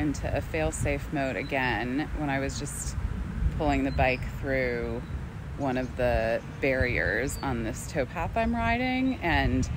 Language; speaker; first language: English; native; English